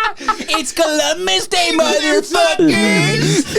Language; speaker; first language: English; native; English